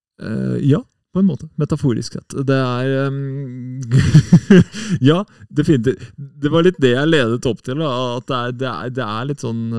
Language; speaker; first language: Norwegian; native; Norwegian